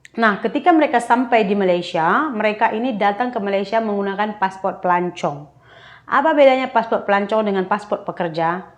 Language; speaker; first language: Indonesian; native; Indonesian